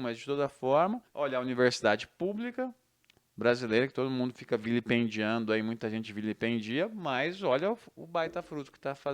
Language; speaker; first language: Portuguese; native; Portuguese